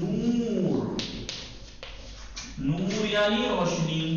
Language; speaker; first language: Persian; non-native, fluent; Urdu